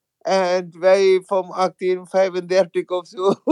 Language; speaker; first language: Dutch; non-native, fluent; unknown